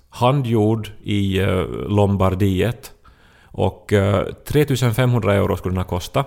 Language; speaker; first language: Swedish; native; Swedish